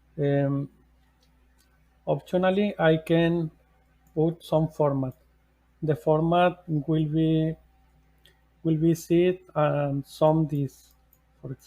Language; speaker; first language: English; non-native, learner; Spanish